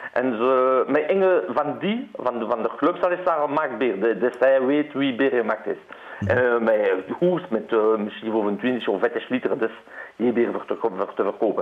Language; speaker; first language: German; non-native, learner; Dutch